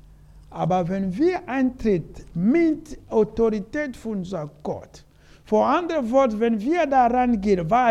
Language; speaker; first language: German; non-native, learner; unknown